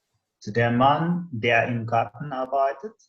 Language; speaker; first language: German; non-native, learner; English